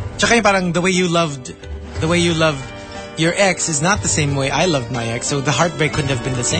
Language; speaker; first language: English; non-native, local second language; Filipino